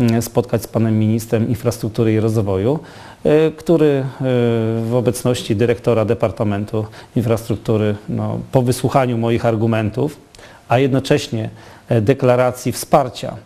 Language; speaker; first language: Polish; native; Polish